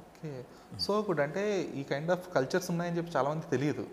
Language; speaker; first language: Telugu; native; Telugu